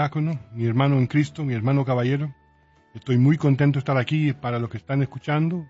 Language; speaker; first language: Spanish; early bilingual, heritage; Spanish